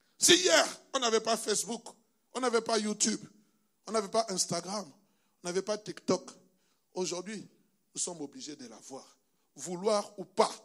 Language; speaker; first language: French; non-native, local second language; Lingala